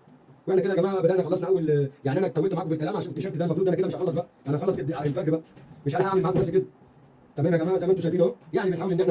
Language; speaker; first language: Arabic; native; Arabic